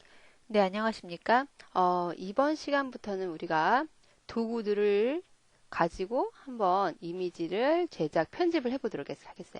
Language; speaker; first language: Korean; native; Korean